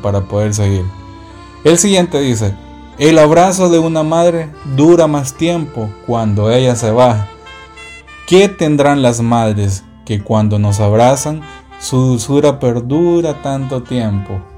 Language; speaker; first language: Spanish; native; Spanish